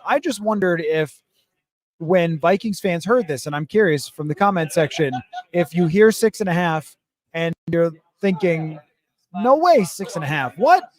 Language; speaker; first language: English; native; English